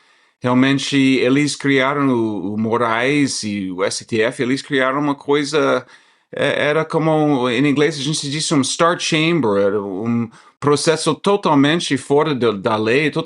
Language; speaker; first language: Portuguese; non-native, fluent; English